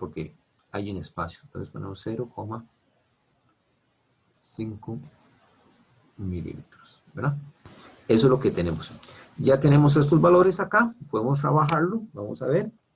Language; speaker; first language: Spanish; native; Spanish